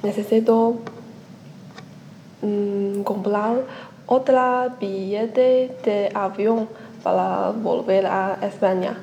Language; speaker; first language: Spanish; non-native, learner; Chinese